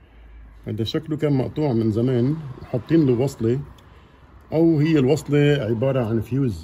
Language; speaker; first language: Arabic; native; Arabic